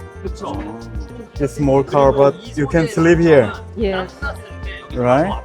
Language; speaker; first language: English; non-native, learner; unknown